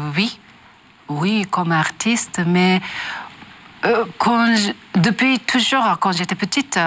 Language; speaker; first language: French; non-native, learner; Japanese